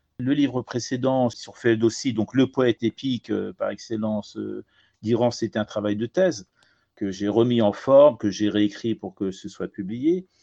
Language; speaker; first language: French; early bilingual, other home language; Persian